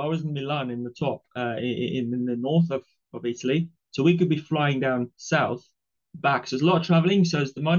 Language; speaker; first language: English; non-native, local second language; Afrikaans